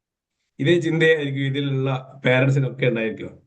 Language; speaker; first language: Malayalam; native; Malayalam